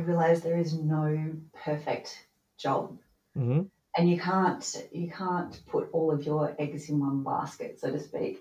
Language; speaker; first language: English; native; English